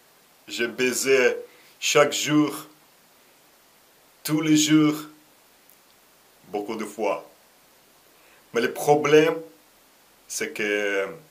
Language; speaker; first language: French; non-native, learner; Russian